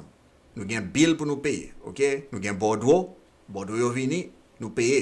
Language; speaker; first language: French; non-native, local second language; Haitian Creole